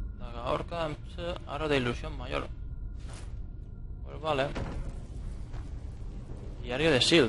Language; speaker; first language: Spanish; native; Spanish